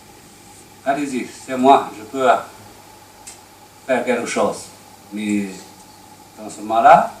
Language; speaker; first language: French; non-native, learner; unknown